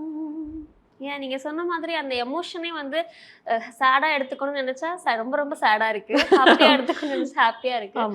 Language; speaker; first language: Tamil; native; Tamil